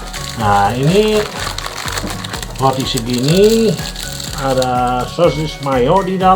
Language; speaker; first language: Indonesian; non-native, fluent; Dutch